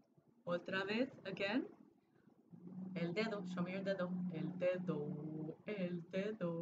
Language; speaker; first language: Spanish; non-native, fluent; English